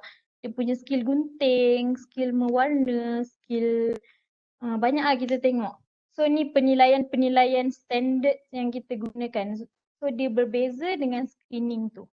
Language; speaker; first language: Malay; native; Malay